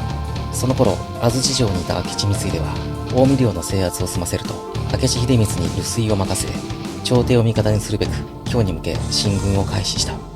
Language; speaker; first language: Japanese; native; Japanese